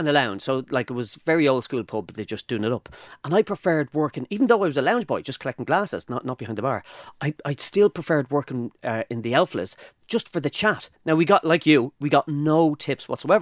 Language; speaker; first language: English; native; English